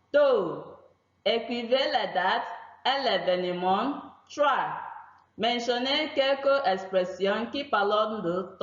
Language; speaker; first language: French; non-native, fluent; Igbo